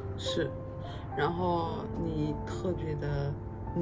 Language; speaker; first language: Chinese; non-native, fluent; French